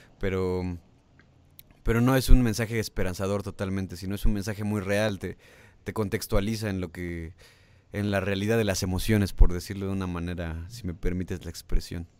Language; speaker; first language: Spanish; native; Spanish